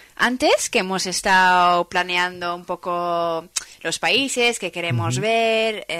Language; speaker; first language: Spanish; non-native, fluent; Dutch